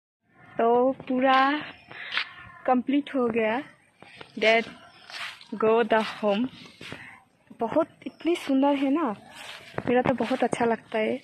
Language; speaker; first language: Hindi; non-native, local second language; Bangla